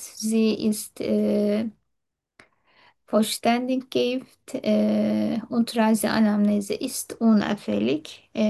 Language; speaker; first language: German; non-native, learner; Turkish